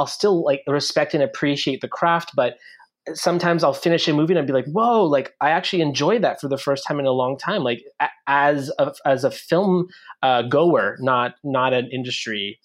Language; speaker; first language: English; non-native, fluent; French